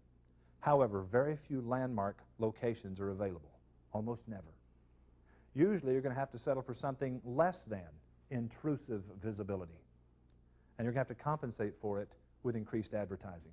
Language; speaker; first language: English; native; English